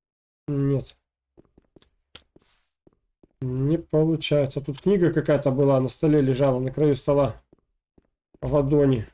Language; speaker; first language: Russian; native; Russian